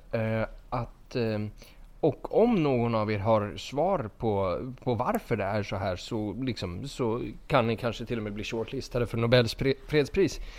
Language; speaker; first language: Swedish; native; Swedish